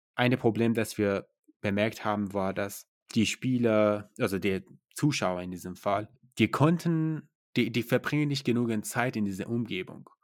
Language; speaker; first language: German; non-native, fluent; Persian